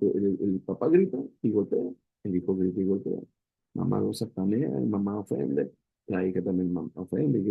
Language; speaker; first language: Spanish; native; Spanish